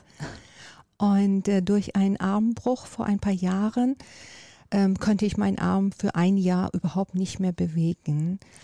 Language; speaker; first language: German; non-native, fluent; Persian